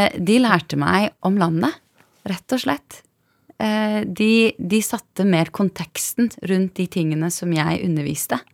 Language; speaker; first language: Norwegian; early bilingual, other home language; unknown